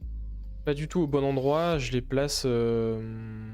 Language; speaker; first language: French; native; French